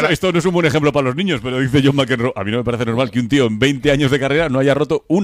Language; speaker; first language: Spanish; native; Spanish